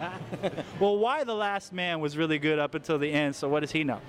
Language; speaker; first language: English; native; English